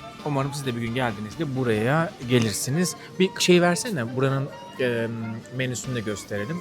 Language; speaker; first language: Turkish; native; Turkish